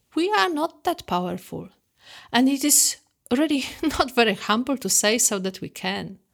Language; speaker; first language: English; non-native, fluent; Polish